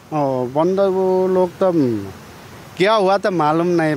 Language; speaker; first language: Hindi; non-native, learner; Nepali